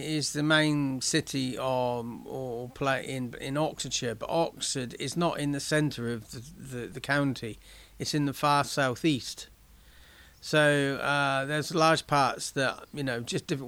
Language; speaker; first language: English; native; English